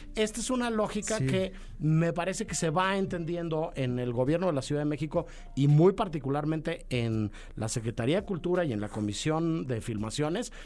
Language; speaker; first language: Spanish; native; Spanish